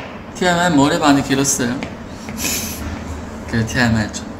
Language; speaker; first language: Korean; non-native, fluent; Chinese